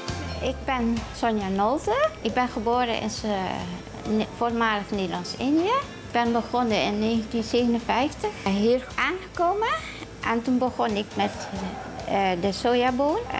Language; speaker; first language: Dutch; non-native, fluent; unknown